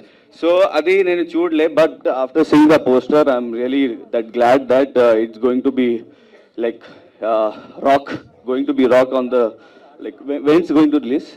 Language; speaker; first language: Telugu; non-native, local second language; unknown